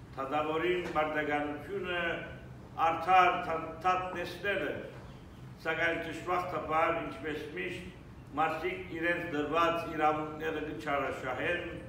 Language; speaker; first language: Armenian; early bilingual, heritage; Armenian